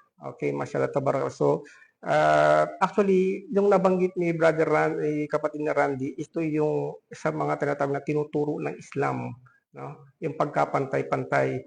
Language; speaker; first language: Filipino; non-native, local second language; Pampanga